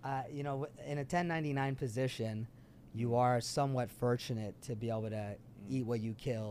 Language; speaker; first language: English; early bilingual, other home language; French